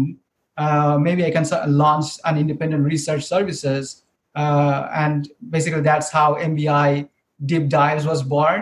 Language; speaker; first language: English; non-native, local second language; Bangla